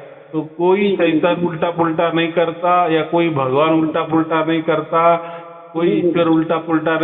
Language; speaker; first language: Hindi; native; Hindi